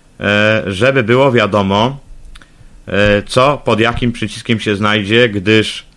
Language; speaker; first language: Polish; native; Polish